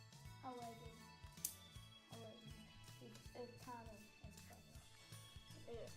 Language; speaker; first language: Welsh; non-native, local second language; English